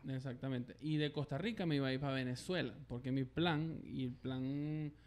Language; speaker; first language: Spanish; native; Spanish